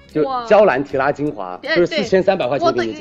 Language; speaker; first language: Chinese; native; Chinese